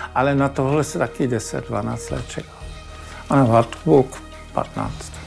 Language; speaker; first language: Czech; non-native, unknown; German